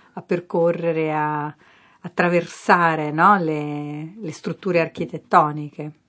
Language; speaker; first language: Italian; native; Italian